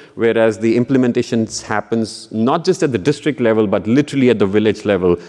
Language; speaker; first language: English; non-native, local second language; Punjabi